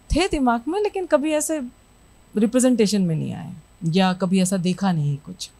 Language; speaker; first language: Hindi; native; Hindi